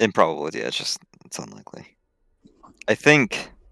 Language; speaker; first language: English; native; English